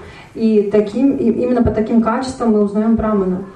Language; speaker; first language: Russian; native; Russian